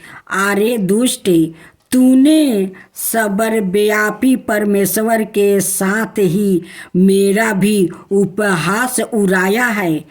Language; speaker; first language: Hindi; native; Hindi